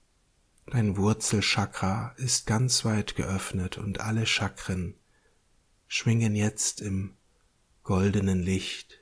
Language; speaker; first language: German; native; German